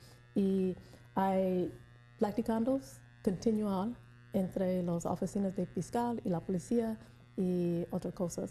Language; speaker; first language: Spanish; non-native, learner; English